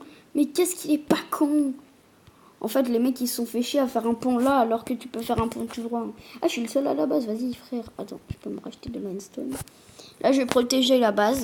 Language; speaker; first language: French; native; French